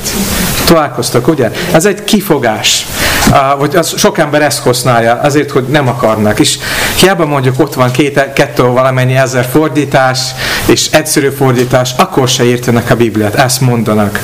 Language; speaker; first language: Hungarian; non-native, fluent; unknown